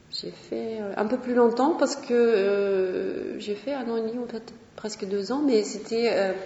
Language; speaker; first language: French; non-native, fluent; Swedish